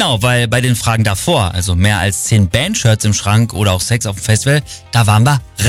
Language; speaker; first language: German; native; German